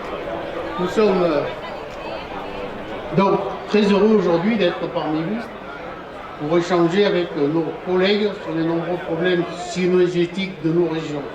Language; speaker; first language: French; native; French